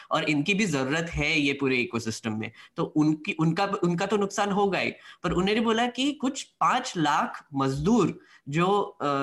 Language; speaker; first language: Hindi; non-native, local second language; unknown